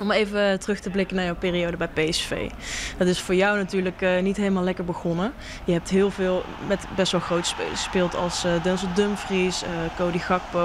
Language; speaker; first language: Dutch; native; Dutch